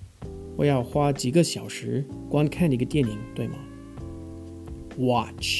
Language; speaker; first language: Chinese; non-native, fluent; English